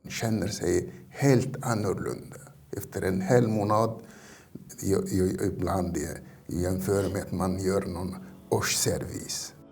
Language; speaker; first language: Swedish; non-native, fluent; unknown